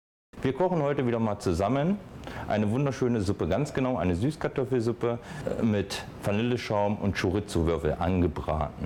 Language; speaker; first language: German; native; German